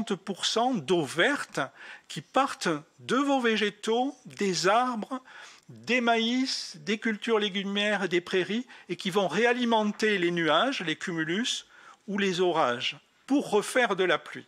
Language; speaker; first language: French; native; French